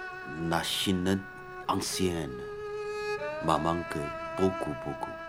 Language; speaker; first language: French; non-native, learner; Chinese